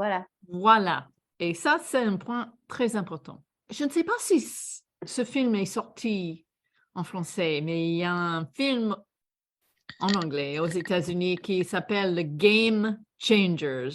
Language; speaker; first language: French; non-native, fluent; English